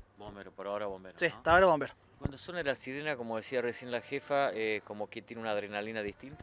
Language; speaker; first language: Spanish; native; Spanish